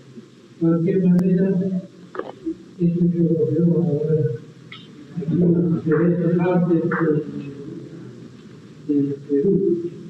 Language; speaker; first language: Spanish; non-native, learner; Persian